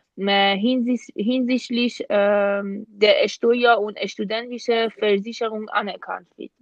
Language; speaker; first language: German; non-native, fluent; Persian